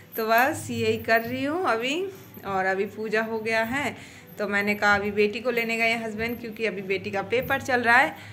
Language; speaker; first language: Hindi; non-native, local second language; Bangla